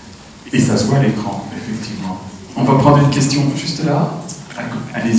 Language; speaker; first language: French; native; French